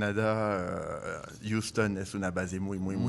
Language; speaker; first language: Spanish; non-native, fluent; French